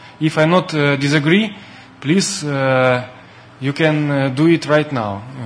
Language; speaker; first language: English; non-native, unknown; Russian